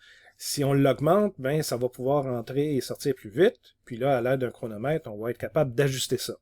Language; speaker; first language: French; native; French